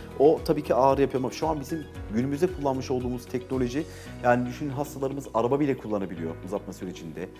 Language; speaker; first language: Turkish; early bilingual, heritage; Turkish